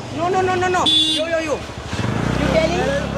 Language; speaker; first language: English; non-native, learner; Hindi